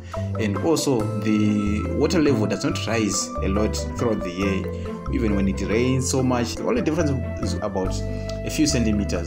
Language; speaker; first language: English; non-native, local second language; Shona